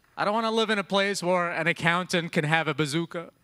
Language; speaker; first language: English; early bilingual, other home language; Arabic